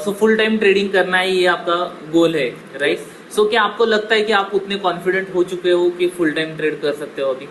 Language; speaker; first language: Hindi; non-native, local second language; Marathi